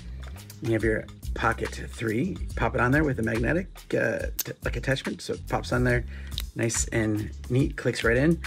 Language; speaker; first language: English; native; English